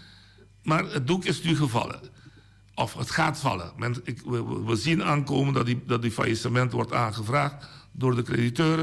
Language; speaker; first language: Dutch; non-native, local second language; Papiamento